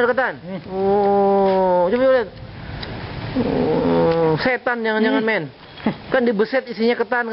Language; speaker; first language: Indonesian; native; Indonesian